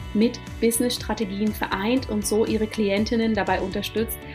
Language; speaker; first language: German; native; German